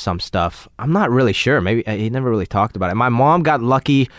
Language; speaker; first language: English; non-native, local second language; Cantonese